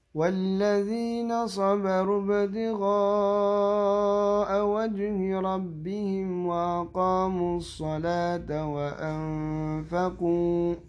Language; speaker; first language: Arabic; non-native, learner; Indonesian